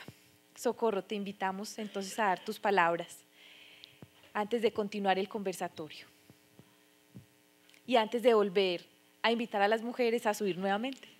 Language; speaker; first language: Spanish; native; Spanish